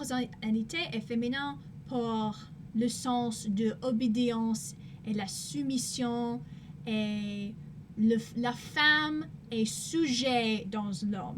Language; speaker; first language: French; non-native, learner; English